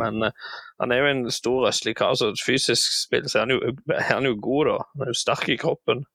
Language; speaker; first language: Norwegian; native; Norwegian